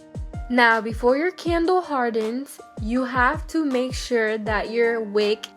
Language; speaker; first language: English; native; English